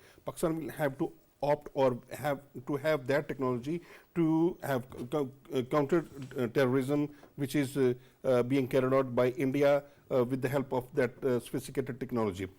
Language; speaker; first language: English; non-native, local second language; Urdu